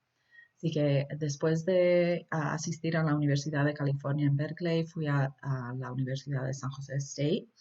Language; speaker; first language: Spanish; early bilingual, heritage; Spanish